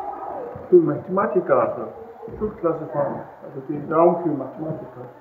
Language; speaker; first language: German; non-native, learner; Mongolian